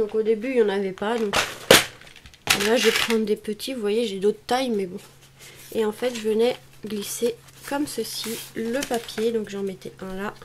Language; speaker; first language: French; native; French